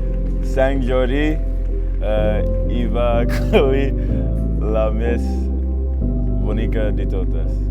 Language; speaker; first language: Catalan; non-native, learner; English